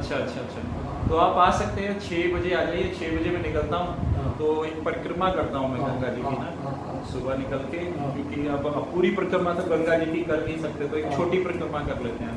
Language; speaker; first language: Hindi; native; Hindi